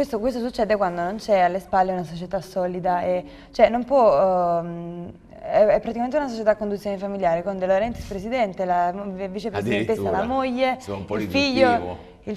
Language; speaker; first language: Italian; native; Italian